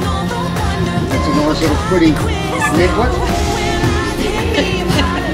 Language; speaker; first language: English; native; English